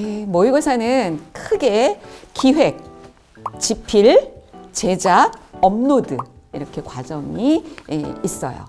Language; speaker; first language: Korean; native; Korean